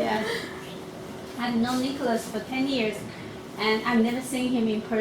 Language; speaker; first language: English; non-native, local second language; Chinese